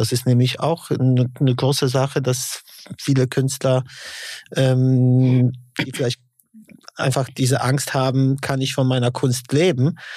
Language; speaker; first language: German; early bilingual, other home language; Polish